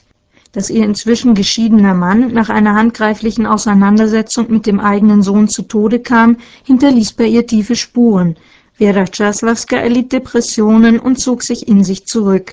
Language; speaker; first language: German; native; German